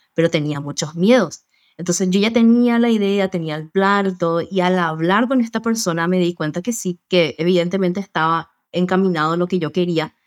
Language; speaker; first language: Spanish; native; Spanish